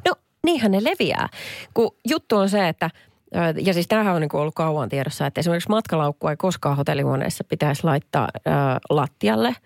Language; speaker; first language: Finnish; native; Finnish